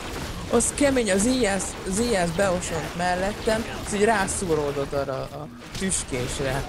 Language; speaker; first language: Hungarian; native; Hungarian